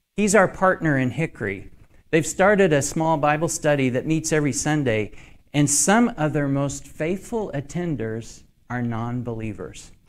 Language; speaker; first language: English; native; English